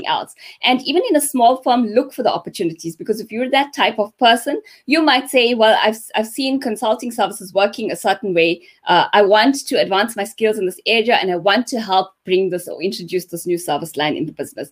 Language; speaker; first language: English; native; English